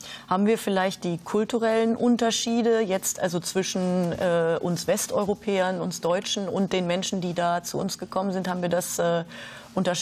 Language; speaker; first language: German; native; German